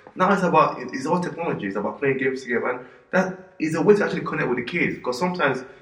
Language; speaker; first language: English; non-native, local second language; Yoruba